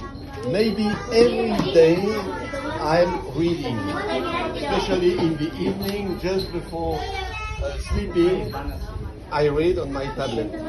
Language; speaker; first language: English; non-native, fluent; French